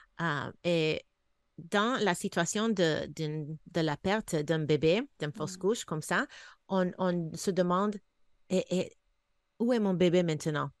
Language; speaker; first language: French; non-native, fluent; English